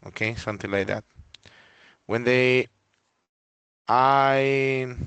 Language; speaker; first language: English; non-native, fluent; Spanish